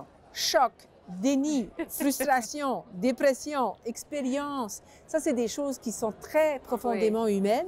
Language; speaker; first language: French; native; French